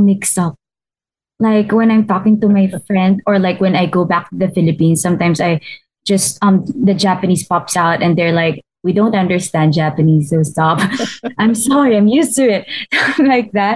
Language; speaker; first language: English; non-native, local second language; Filipino